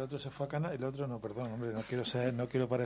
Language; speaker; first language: Spanish; native; Spanish